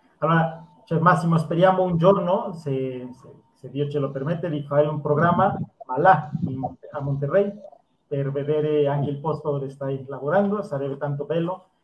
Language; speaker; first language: Italian; non-native, fluent; Spanish